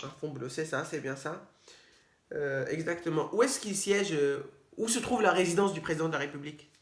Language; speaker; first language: French; native; French